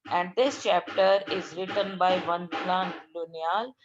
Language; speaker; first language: English; non-native, local second language; Punjabi